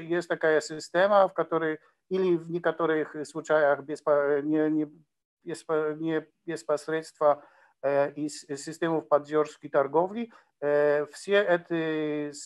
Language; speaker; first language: Russian; non-native, learner; Polish